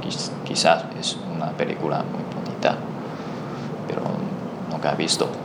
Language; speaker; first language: Spanish; non-native, learner; Chinese